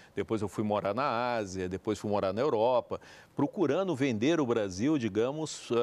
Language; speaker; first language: Portuguese; native; Portuguese